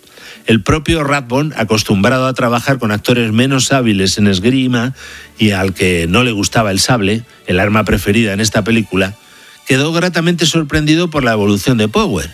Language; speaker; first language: Spanish; native; Spanish